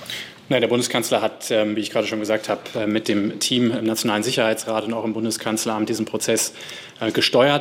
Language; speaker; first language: German; native; German